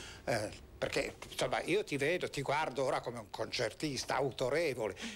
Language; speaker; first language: Italian; native; Italian